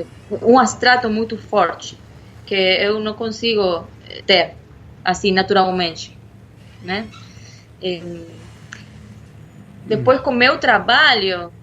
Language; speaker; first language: Portuguese; non-native, fluent; Spanish